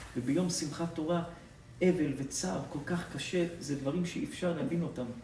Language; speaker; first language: Hebrew; native; Hebrew